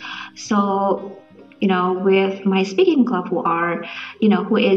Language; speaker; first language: English; non-native, fluent; Indonesian